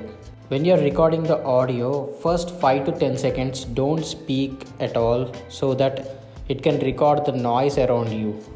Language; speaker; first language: English; non-native, local second language; Telugu